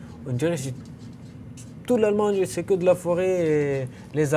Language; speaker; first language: French; non-native, fluent; Romanian